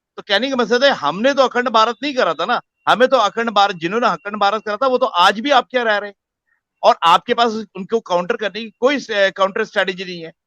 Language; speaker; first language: Urdu; native; Urdu